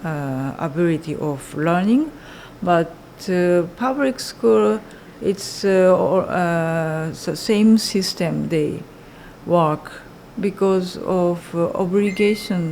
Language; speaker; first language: English; non-native, learner; Japanese